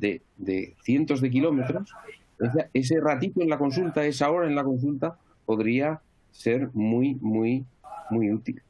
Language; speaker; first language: Spanish; native; Spanish